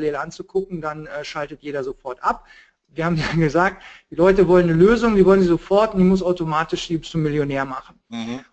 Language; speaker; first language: German; native; German